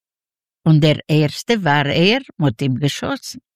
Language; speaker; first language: German; non-native, learner; Yiddish